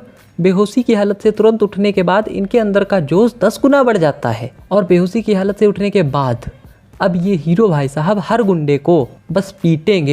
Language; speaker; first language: Hindi; native; Hindi